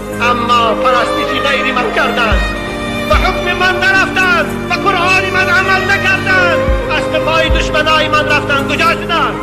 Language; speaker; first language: Persian; native; Persian